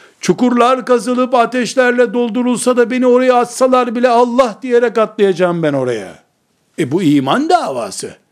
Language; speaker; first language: Turkish; native; Turkish